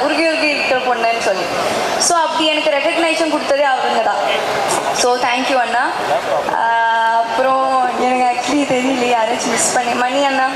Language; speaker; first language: Tamil; non-native, local second language; Malayalam